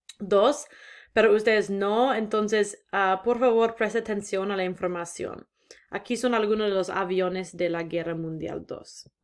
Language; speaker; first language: Spanish; non-native, fluent; English